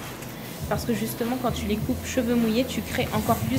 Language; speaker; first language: French; native; French